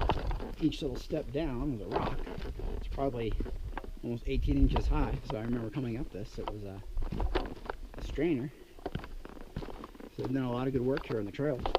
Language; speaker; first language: English; native; English